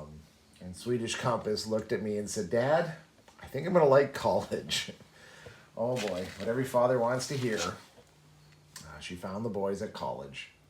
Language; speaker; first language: English; native; English